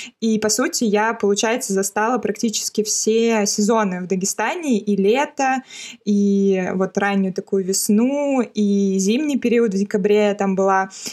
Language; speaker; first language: Russian; native; Russian